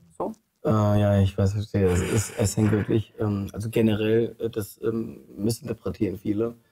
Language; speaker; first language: German; early bilingual, other home language; Polish